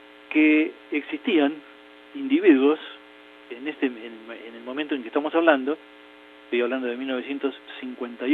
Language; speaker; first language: Spanish; native; Spanish